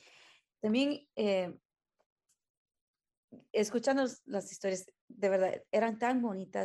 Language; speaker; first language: Spanish; early bilingual, heritage; Spanish